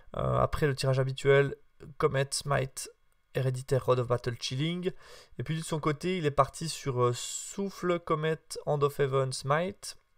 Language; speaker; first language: French; native; French